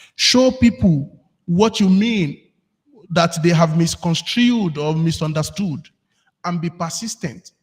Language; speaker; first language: English; non-native, local second language; Yoruba